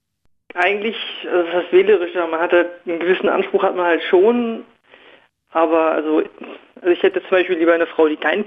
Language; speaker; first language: German; native; German